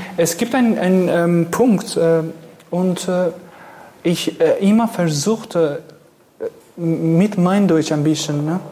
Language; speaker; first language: German; non-native, learner; Kurdish